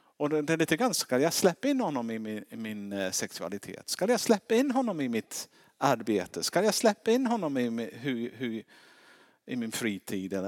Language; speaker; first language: Swedish; non-native, fluent; English